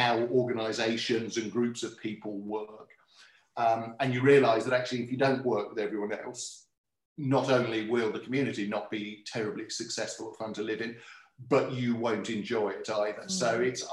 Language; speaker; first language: English; native; English